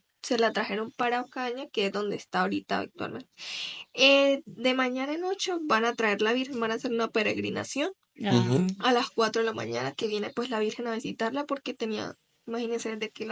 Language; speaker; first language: Spanish; native; Spanish